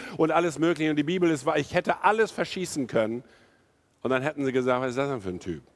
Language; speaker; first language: German; non-native, fluent; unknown